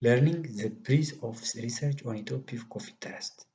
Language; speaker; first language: English; non-native, local second language; Amharic